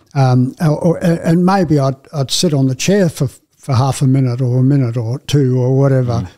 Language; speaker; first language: English; native; English